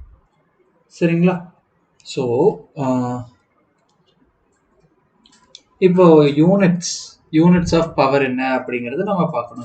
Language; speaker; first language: Tamil; native; Tamil